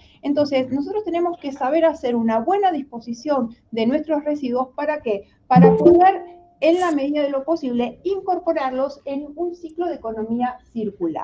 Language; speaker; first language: Spanish; native; Spanish